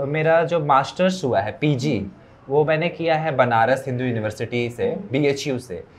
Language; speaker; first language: Hindi; native; Hindi